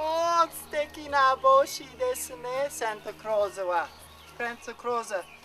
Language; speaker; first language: Japanese; non-native, learner; English